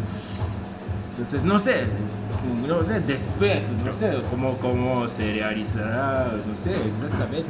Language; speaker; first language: Spanish; non-native, learner; Japanese